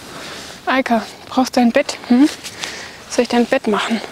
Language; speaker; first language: German; native; German